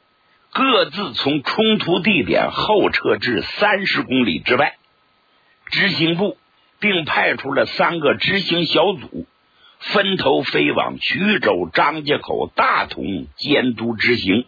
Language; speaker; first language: Chinese; native; Chinese